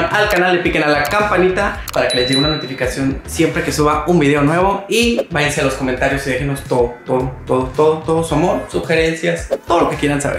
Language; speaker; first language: Spanish; native; Spanish